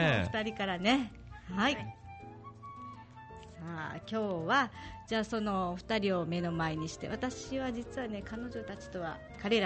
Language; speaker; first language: Japanese; native; Japanese